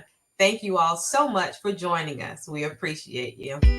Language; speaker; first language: English; native; English